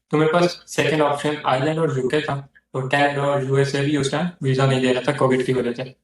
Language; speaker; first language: Urdu; non-native, local second language; Northern Hindko